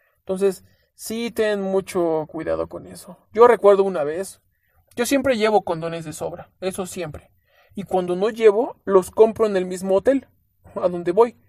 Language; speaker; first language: Spanish; native; Spanish